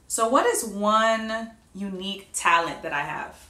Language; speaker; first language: English; native; English